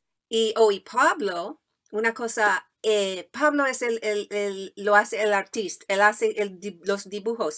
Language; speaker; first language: Spanish; non-native, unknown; English